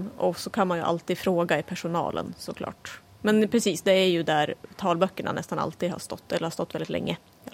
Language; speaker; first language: Swedish; native; Swedish